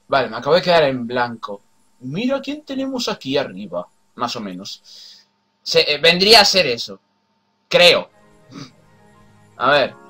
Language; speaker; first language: Spanish; native; Spanish